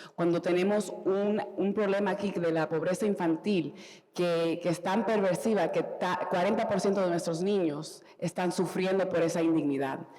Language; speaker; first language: Spanish; early bilingual, heritage; Spanish